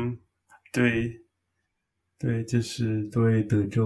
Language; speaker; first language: Chinese; non-native, learner; English